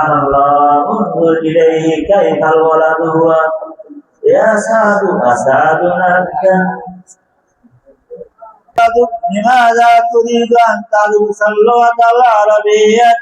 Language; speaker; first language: Arabic; non-native, fluent; Bangla